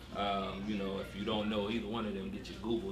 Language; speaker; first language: English; native; English